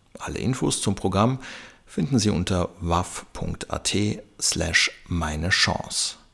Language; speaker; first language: German; native; German